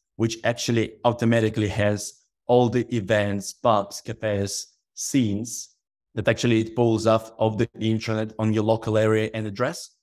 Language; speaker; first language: English; non-native, fluent; Russian